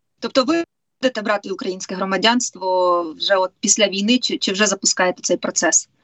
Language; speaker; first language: Ukrainian; native; Ukrainian